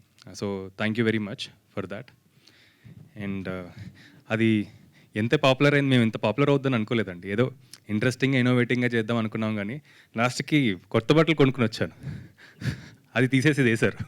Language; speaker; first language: Telugu; native; Telugu